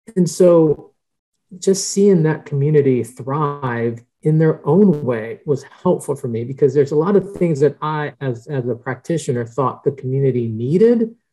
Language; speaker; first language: English; early bilingual, other home language; Spanish